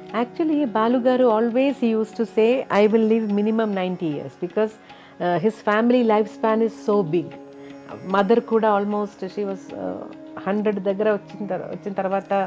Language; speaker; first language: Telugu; non-native, learner; Malayalam